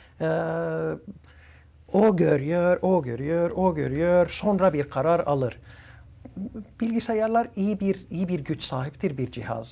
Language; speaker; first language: Turkish; early bilingual, other home language; Arabic